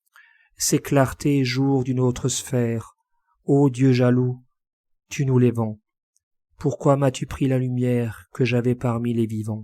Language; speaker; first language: French; native; French